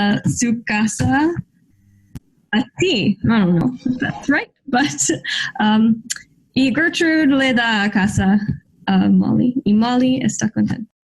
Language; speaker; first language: Spanish; non-native, learner; English